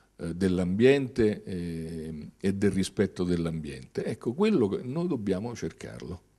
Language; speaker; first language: Italian; native; Italian